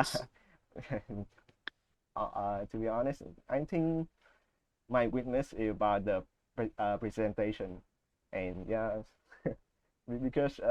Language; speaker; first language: English; non-native, learner; Vietnamese